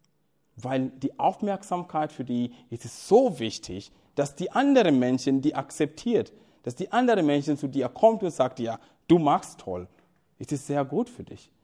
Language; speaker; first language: German; non-native, fluent; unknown